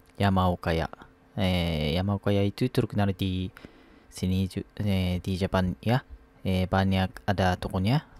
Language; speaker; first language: Indonesian; non-native, learner; Japanese